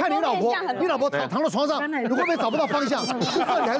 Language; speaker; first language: Chinese; native; Chinese